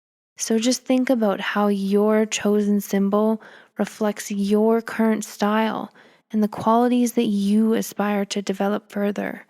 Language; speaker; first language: English; native; English